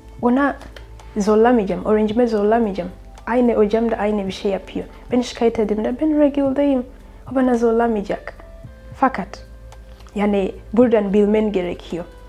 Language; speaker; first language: Turkish; non-native, fluent; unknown